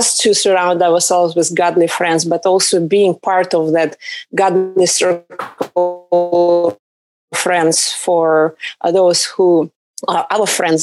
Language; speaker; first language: English; non-native, fluent; Russian